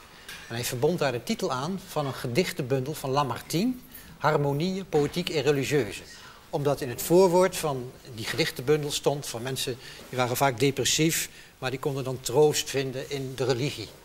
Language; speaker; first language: Dutch; native; Dutch